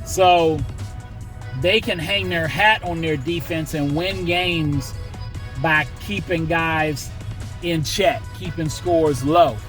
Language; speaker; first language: English; native; English